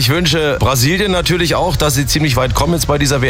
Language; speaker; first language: German; native; German